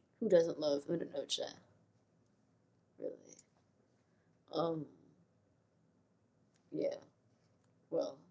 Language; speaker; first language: English; native; English